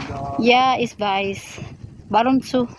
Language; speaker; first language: German; non-native, learner; Cebuano